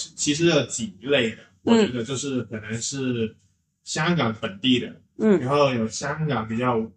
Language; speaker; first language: Chinese; non-native, local second language; Cantonese